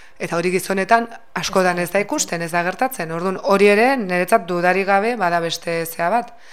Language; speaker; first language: Basque; native; Basque